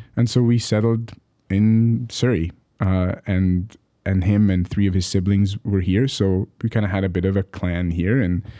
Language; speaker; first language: English; early bilingual, other home language; Arabic